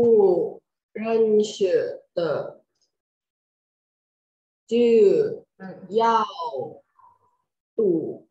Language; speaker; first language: Chinese; non-native, learner; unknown